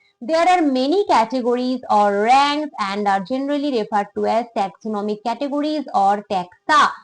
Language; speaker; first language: English; non-native, local second language; Bangla